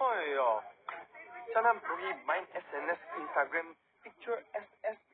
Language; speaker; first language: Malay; non-native, learner; Korean